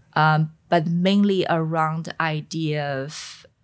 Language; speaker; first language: English; non-native, fluent; Chinese